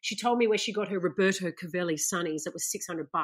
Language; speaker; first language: English; native; English